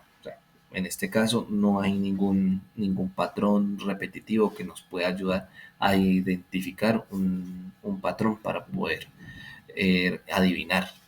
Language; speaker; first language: Spanish; native; Spanish